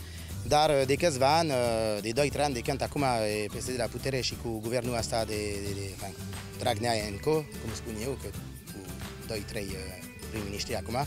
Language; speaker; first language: Romanian; non-native, fluent; French